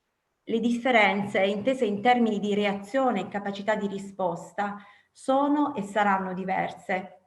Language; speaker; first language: Italian; native; Italian